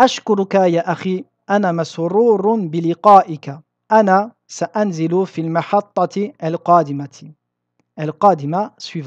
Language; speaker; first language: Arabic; non-native, fluent; French